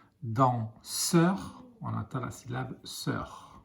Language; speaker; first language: French; native; French